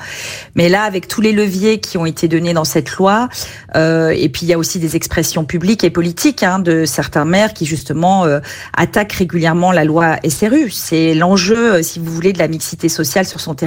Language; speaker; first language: French; native; French